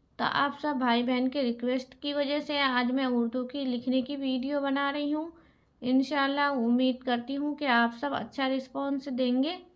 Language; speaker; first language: Hindi; native; Hindi